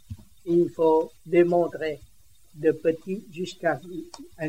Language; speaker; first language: French; non-native, learner; Vietnamese